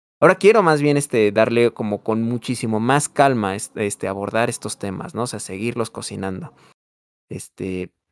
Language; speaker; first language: Spanish; native; Spanish